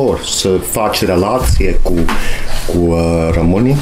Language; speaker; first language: Romanian; non-native, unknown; Dutch